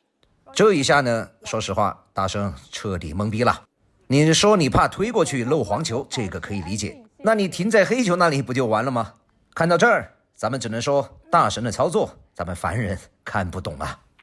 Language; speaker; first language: Chinese; native; Chinese